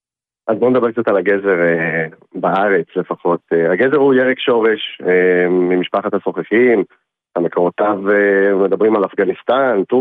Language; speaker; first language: Hebrew; native; Hebrew